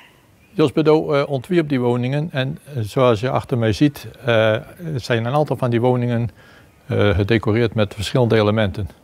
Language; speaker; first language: Dutch; native; Dutch